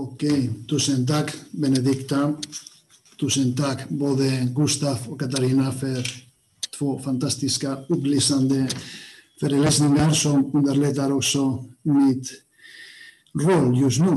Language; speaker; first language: Swedish; non-native, fluent; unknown